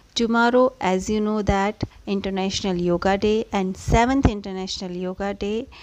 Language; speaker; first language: English; non-native, local second language; Hindi